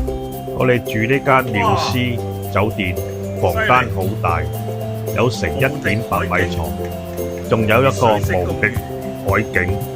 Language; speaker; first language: Chinese; native; Chinese